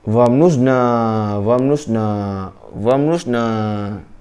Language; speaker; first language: Russian; non-native, learner; Indonesian